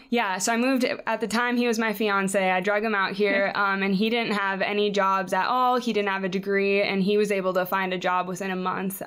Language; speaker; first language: English; native; English